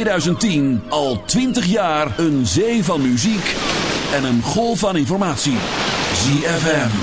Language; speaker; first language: Dutch; native; Dutch